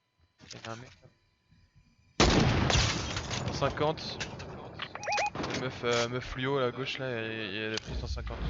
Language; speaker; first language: French; native; French